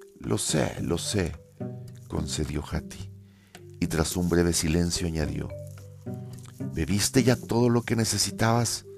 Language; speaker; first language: Spanish; native; Spanish